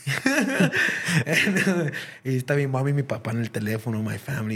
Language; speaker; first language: Spanish; early bilingual, heritage; Spanish